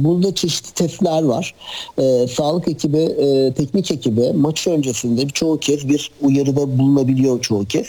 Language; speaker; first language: Turkish; native; Turkish